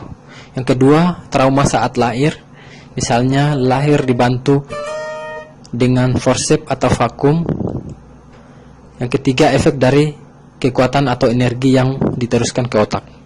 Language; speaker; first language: Indonesian; native; Indonesian